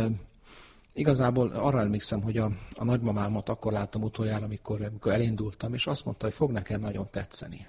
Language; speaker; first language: Hungarian; early bilingual, heritage; Hungarian